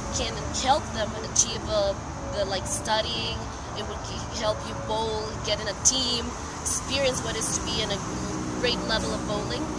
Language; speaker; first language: English; non-native, fluent; Spanish